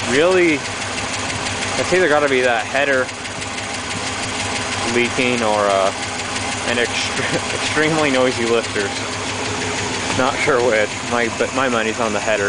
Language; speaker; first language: English; native; English